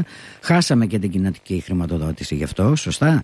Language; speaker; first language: Greek; native; Greek